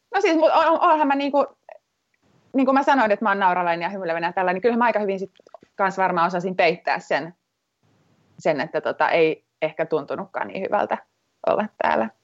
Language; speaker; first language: Finnish; native; Finnish